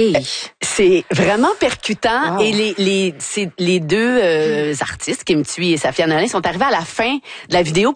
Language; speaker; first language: French; native; French